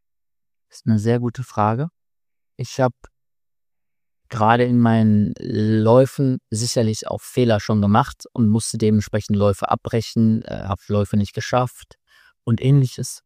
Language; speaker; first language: German; native; German